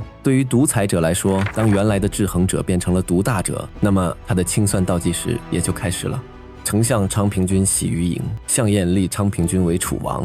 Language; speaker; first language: Chinese; native; Chinese